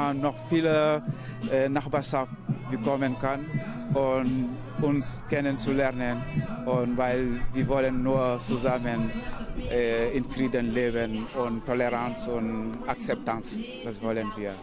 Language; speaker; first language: German; non-native, learner; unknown